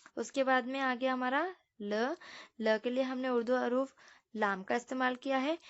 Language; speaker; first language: Hindi; native; Hindi